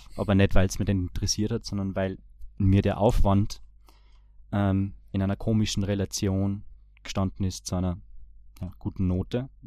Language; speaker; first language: German; early bilingual, other home language; Bosnian